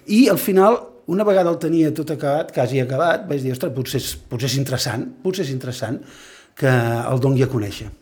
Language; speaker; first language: Catalan; native; Catalan